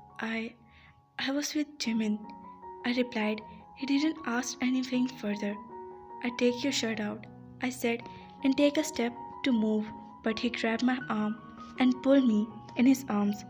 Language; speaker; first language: English; non-native, local second language; Urdu